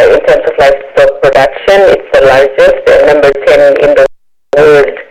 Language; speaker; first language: English; non-native, local second language; Amharic